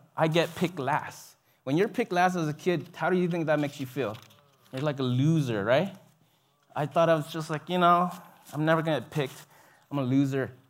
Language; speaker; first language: English; early bilingual, other home language; Vietnamese